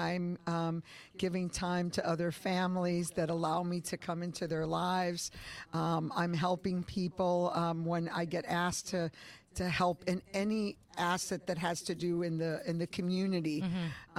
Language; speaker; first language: English; early bilingual, other home language; Spanish